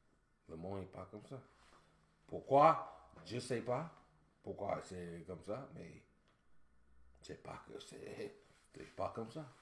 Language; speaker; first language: French; non-native, learner; English